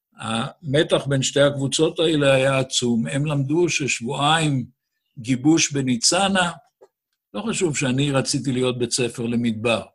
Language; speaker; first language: Hebrew; native; Hebrew